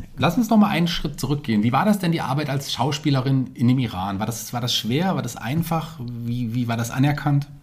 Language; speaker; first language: German; native; German